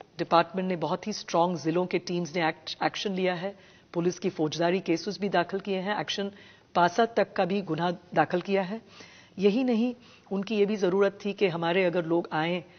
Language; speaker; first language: Hindi; non-native, local second language; Gujarati